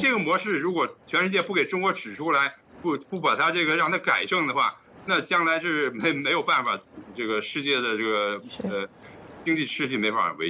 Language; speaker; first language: Chinese; native; Chinese